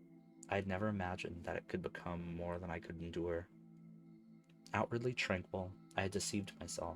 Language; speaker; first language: English; native; English